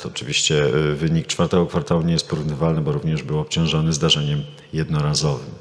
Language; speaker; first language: Polish; native; Polish